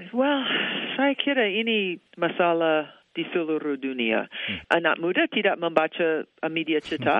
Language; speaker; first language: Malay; non-native, fluent; English